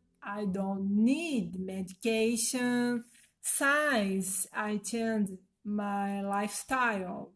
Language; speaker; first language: English; non-native, learner; Portuguese